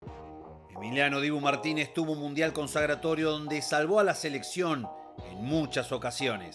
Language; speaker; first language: Spanish; native; Spanish